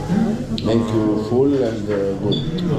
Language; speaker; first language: English; non-native, learner; Turkish